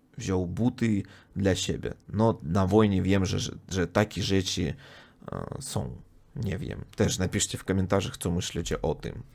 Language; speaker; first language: Polish; non-native, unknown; Russian